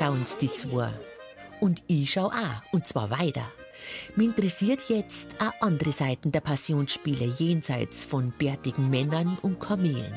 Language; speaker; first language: German; native; German